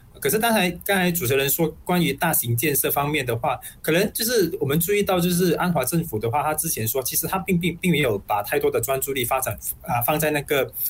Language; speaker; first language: Chinese; native; Chinese